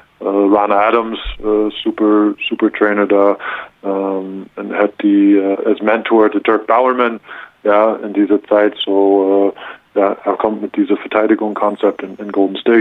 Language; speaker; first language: German; non-native, learner; English